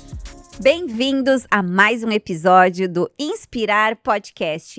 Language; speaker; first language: Portuguese; native; Portuguese